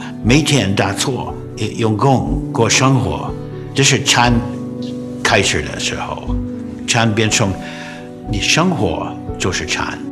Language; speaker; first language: Chinese; non-native, fluent; English